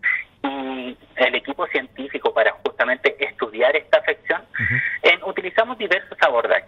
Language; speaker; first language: Spanish; native; Spanish